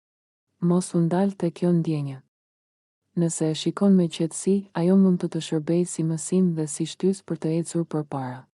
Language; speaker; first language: Albanian; native; Albanian